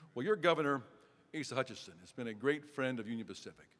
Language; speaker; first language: English; native; English